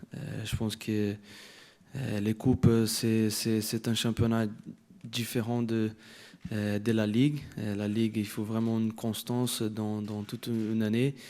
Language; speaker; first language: French; non-native, fluent; Portuguese